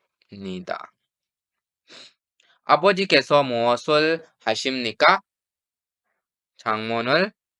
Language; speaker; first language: Korean; non-native, fluent; Urdu